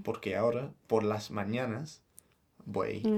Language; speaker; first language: Spanish; non-native, fluent; English